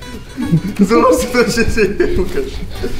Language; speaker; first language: Polish; native; Polish